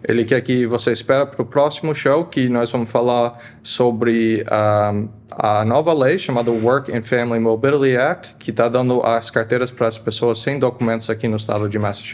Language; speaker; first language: Portuguese; early bilingual, heritage; Portuguese